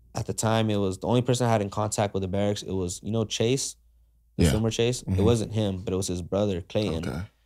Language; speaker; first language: English; native; English